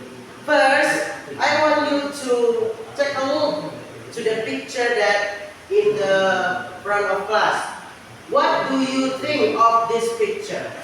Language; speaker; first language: English; non-native, learner; Indonesian